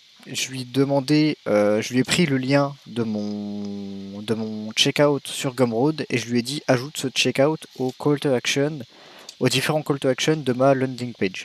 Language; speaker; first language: French; native; French